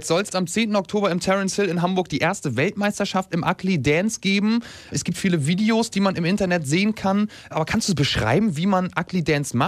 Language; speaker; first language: German; native; German